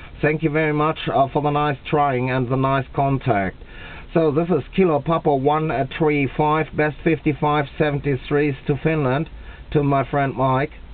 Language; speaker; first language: English; non-native, fluent; German